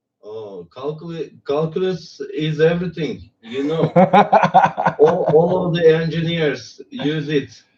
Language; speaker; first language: English; non-native, learner; Turkish